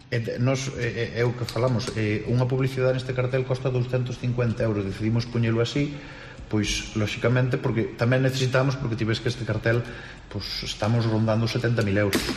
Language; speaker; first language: Galician; native; Galician